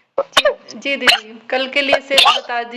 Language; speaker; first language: Hindi; native; Hindi